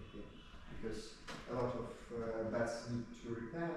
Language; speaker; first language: English; non-native, learner; Ukrainian